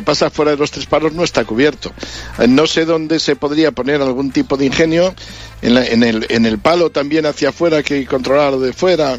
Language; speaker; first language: Spanish; native; Spanish